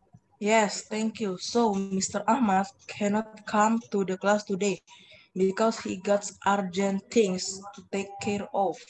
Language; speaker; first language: English; non-native, learner; Indonesian